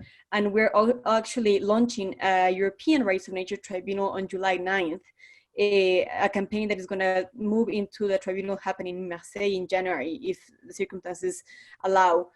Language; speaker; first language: English; non-native, fluent; Spanish